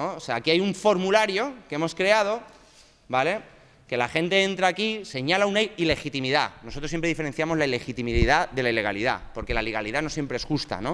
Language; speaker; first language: Spanish; native; Spanish